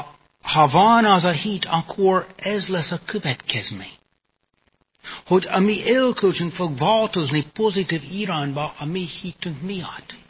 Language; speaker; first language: Hungarian; non-native, fluent; English